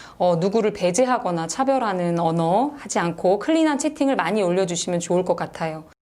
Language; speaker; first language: Korean; native; Korean